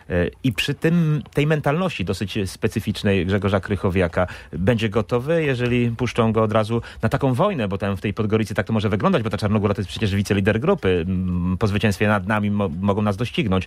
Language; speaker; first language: Polish; native; Polish